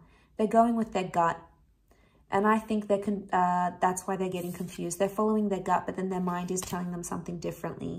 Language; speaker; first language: English; native; English